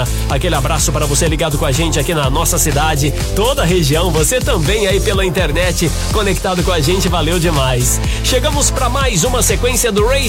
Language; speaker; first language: Portuguese; native; Portuguese